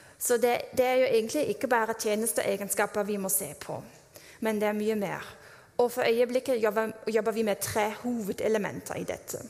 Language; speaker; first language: Norwegian; non-native, fluent; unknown